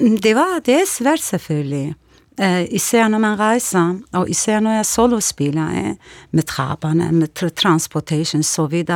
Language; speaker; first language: Danish; non-native, learner; Kurdish